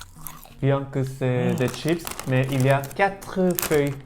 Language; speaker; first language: French; non-native, learner; Korean